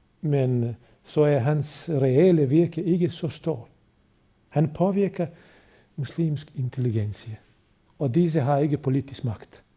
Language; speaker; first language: Danish; non-native, fluent; Bosnian